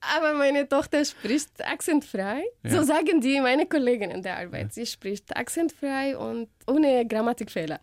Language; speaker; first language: German; non-native, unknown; Arabic